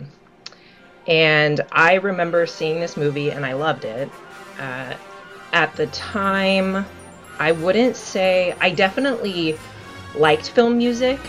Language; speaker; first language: English; native; English